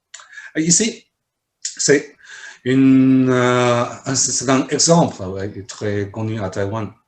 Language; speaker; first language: French; non-native, fluent; Chinese